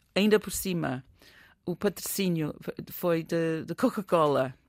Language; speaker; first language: Portuguese; non-native, fluent; English